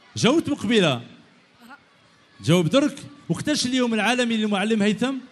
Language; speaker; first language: Arabic; native; Arabic